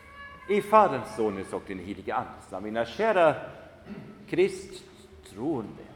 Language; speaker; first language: Swedish; non-native, fluent; German